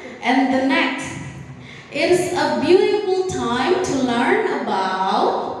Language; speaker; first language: English; non-native, fluent; Indonesian